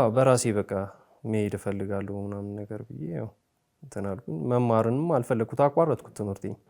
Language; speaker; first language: Amharic; native; Amharic